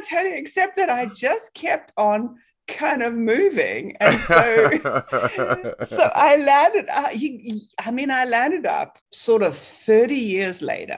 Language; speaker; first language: English; native; English